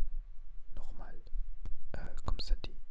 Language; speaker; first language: French; non-native, learner; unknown